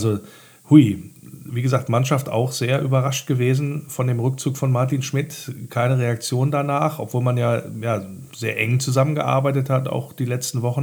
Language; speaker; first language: German; native; German